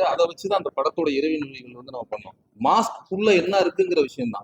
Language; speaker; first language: Tamil; native; Tamil